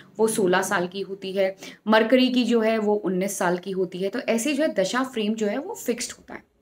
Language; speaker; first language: Hindi; native; Hindi